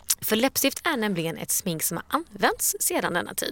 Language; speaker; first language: Swedish; native; Swedish